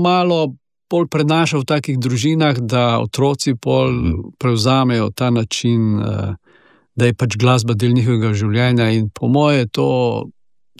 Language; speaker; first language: Slovenian; native; Slovenian